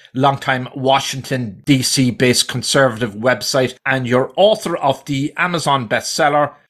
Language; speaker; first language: English; native; English